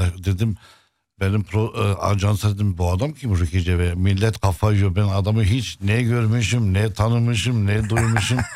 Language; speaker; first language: Turkish; early bilingual, heritage; Turkish